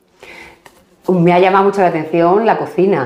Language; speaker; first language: Spanish; native; Spanish